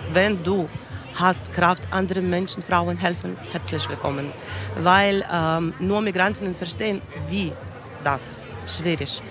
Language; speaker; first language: German; non-native, learner; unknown